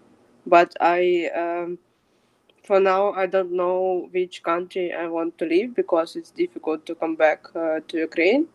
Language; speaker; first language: English; non-native, fluent; Ukrainian